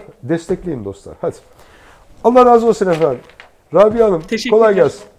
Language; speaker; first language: Turkish; native; Turkish